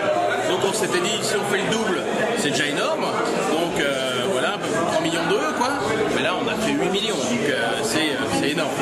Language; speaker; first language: French; native; French